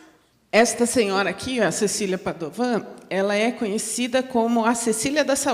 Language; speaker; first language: Portuguese; native; Portuguese